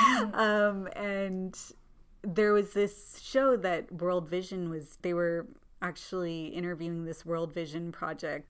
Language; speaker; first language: English; native; English